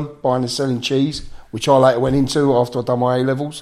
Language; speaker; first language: English; native; English